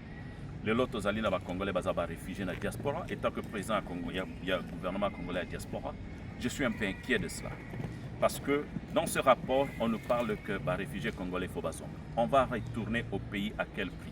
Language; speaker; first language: French; non-native, local second language; Lingala